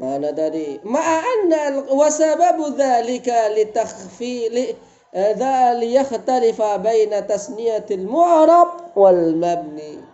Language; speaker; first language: Arabic; non-native, fluent; Indonesian